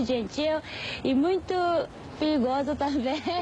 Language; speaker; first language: Portuguese; non-native, learner; Japanese